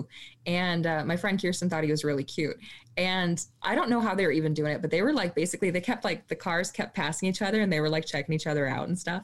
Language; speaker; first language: English; native; English